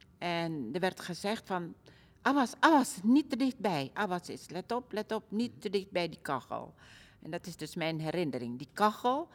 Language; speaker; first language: Dutch; early bilingual, other home language; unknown